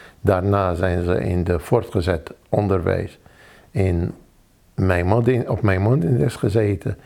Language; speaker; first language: Dutch; non-native, fluent; Arabic